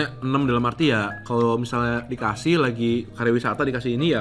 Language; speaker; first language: Indonesian; native; Indonesian